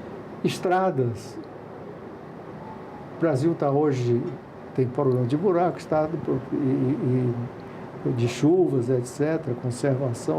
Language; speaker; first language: Portuguese; native; Portuguese